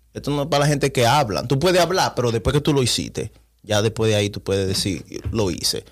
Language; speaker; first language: Spanish; native; Spanish